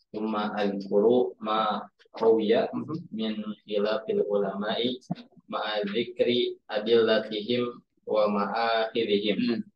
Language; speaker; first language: Arabic; non-native, fluent; Indonesian